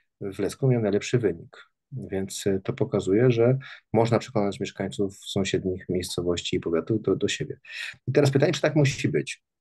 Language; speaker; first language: Polish; native; Polish